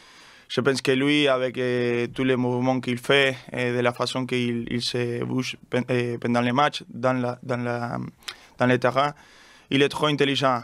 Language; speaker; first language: French; non-native, learner; Spanish